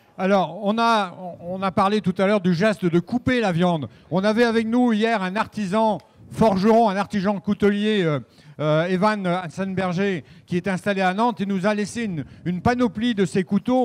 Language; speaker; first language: French; native; French